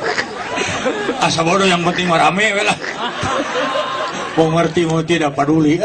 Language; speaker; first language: Indonesian; non-native, local second language; Sundanese